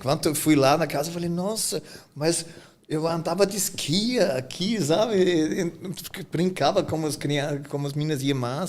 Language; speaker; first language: Portuguese; non-native, fluent; German